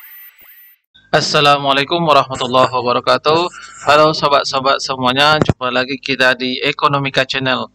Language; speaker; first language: Indonesian; native; Indonesian